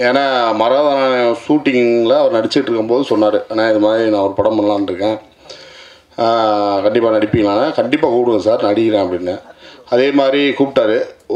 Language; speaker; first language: Tamil; native; Tamil